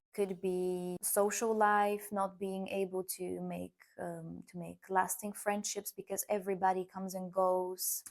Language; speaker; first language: English; non-native, fluent; Bulgarian